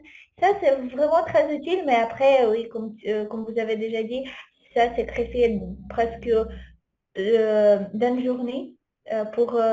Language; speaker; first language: French; non-native, fluent; Ukrainian